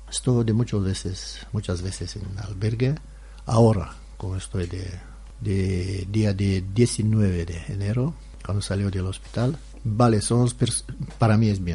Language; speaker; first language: Spanish; non-native, learner; Romanian